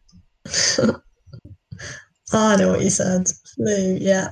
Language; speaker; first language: English; native; English